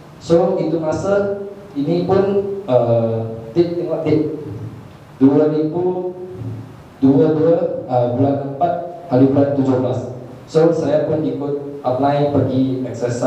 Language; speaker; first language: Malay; non-native, local second language; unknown